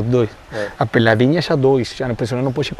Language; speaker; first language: Portuguese; non-native, fluent; Spanish